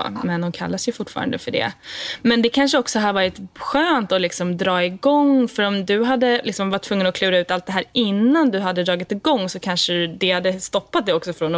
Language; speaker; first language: Swedish; native; Swedish